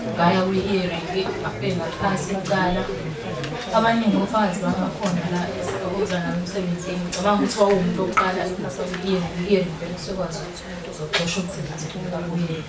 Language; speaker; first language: Zulu; native; Zulu